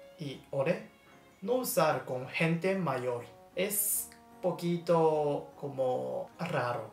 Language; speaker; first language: Spanish; non-native, learner; Japanese